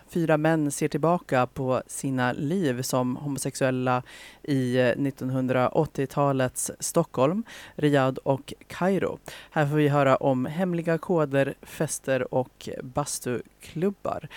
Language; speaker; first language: Swedish; native; Swedish